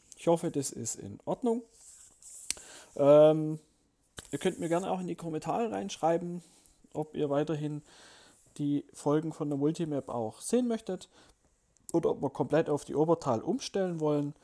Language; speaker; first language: German; native; German